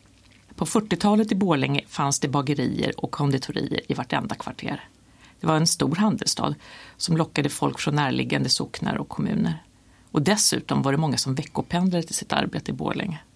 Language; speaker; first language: Swedish; native; Swedish